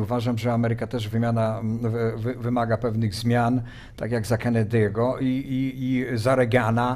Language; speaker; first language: Polish; native; Polish